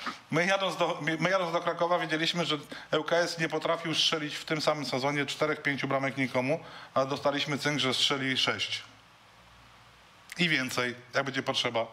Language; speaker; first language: Polish; native; Polish